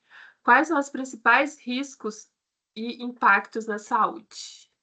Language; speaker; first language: Portuguese; native; Portuguese